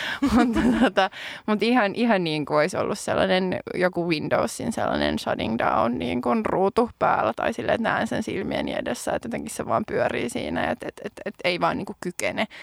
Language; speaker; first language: Finnish; non-native, local second language; Swedish